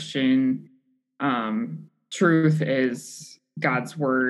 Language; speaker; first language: English; native; English